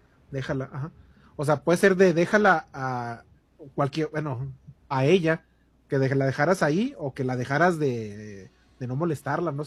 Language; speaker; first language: Spanish; native; Spanish